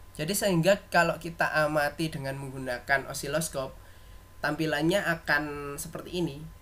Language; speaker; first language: Indonesian; native; Indonesian